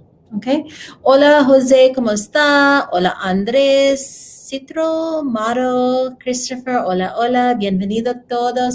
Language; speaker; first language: Spanish; non-native, learner; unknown